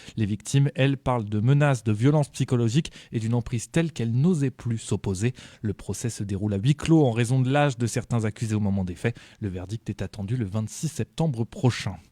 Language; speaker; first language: French; native; French